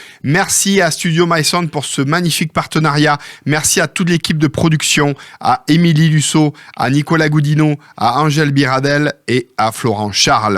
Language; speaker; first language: French; native; French